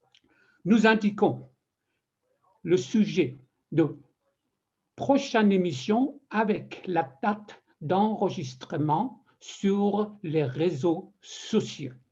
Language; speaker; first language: French; non-native, fluent; Persian